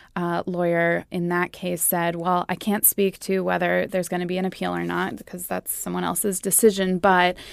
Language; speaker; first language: English; native; English